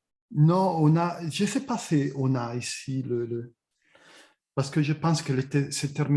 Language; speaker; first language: French; non-native, fluent; Italian